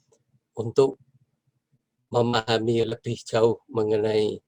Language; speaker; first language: Indonesian; native; Indonesian